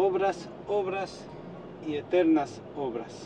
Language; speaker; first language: Spanish; native; Spanish